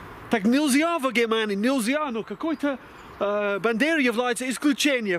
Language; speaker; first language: Russian; non-native, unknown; English